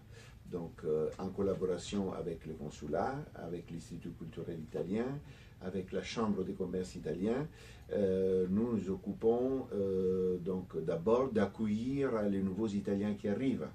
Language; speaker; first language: French; non-native, fluent; Italian